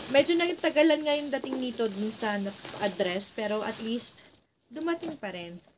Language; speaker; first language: Filipino; non-native, local second language; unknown